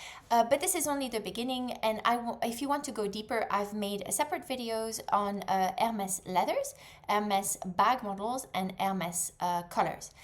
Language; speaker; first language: English; non-native, fluent; French